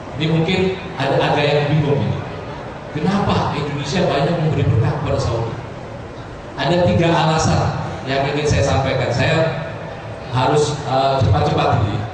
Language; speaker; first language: Indonesian; native; Indonesian